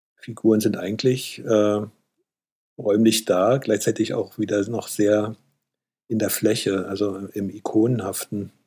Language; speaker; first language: German; native; German